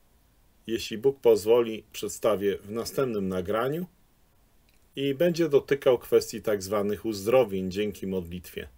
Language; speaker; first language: Polish; native; Polish